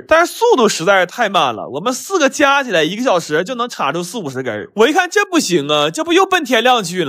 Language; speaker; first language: Chinese; native; Chinese